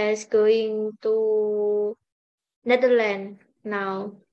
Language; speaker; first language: English; non-native, learner; Indonesian